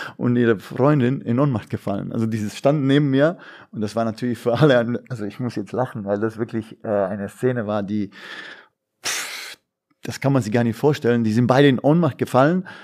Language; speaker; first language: German; non-native, fluent; Bosnian